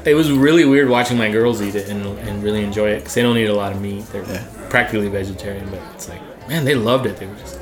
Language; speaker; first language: English; early bilingual, other home language; Spanish